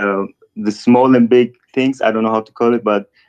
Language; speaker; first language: English; non-native, fluent; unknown